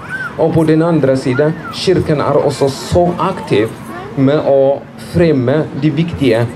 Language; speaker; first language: Norwegian; non-native, fluent; Amharic